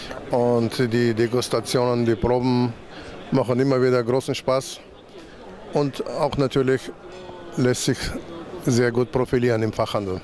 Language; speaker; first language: German; non-native, fluent; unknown